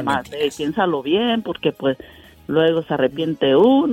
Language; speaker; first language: Spanish; native; Spanish